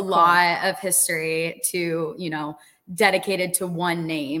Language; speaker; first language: English; native; English